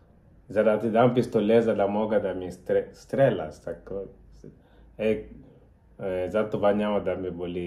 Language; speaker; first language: Bulgarian; non-native, learner; Portuguese